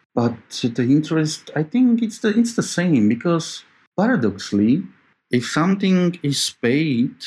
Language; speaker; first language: English; non-native, fluent; Slovak